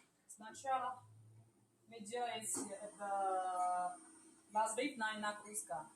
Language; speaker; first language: Russian; non-native, learner; Chinese